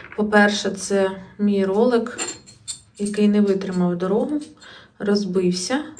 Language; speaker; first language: Ukrainian; non-native, local second language; Russian